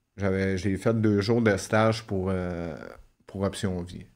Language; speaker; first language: French; native; French